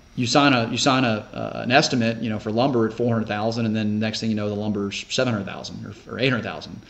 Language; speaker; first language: English; native; English